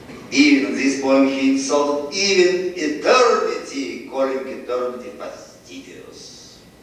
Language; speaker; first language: English; non-native, fluent; Russian